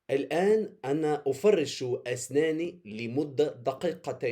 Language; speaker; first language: Arabic; non-native, fluent; English